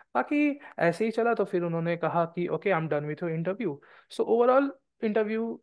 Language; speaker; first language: Hindi; non-native, local second language; Bangla